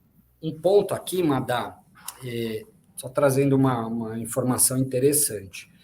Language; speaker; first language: Portuguese; native; Portuguese